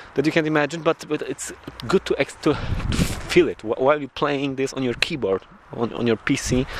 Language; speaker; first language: English; non-native, learner; Polish